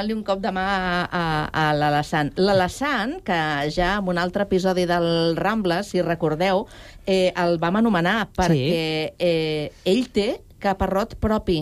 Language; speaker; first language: Catalan; native; Catalan